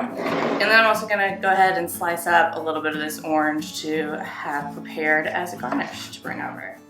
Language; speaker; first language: English; native; English